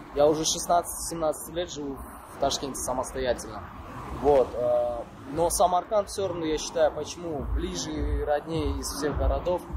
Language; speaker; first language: Russian; non-native, local second language; Uzbek